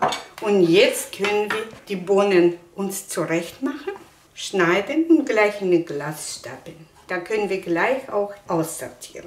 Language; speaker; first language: German; non-native, fluent; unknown